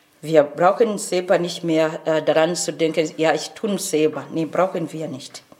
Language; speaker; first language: German; non-native, fluent; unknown